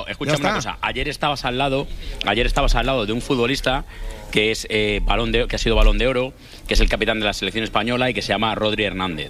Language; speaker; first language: Spanish; native; Spanish